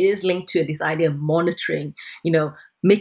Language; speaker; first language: English; non-native, local second language; Cantonese